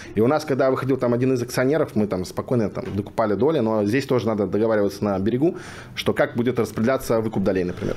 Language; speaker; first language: Russian; native; Russian